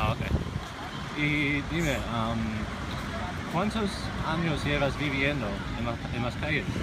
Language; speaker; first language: Spanish; non-native, fluent; English